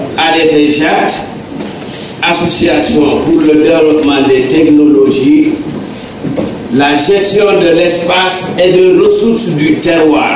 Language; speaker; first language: French; non-native, local second language; Wolof